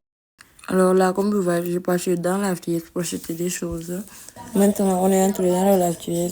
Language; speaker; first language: French; non-native, fluent; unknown